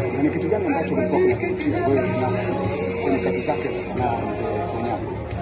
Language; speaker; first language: Swahili; native; Swahili